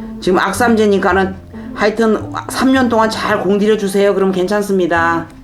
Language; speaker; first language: Korean; native; Korean